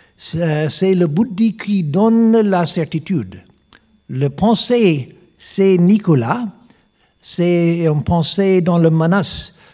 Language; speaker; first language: French; non-native, learner; English